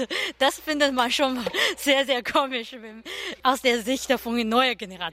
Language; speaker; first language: German; non-native, learner; Chinese